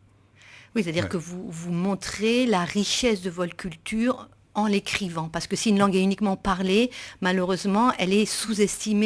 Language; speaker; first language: French; native; French